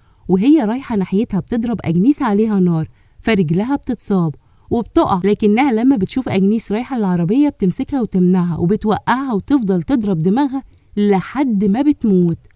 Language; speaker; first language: Arabic; native; Arabic